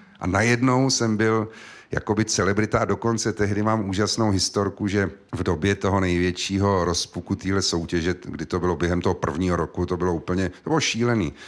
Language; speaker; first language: Czech; native; Czech